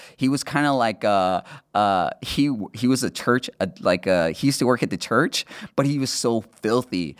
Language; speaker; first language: English; early bilingual, other home language; Spanish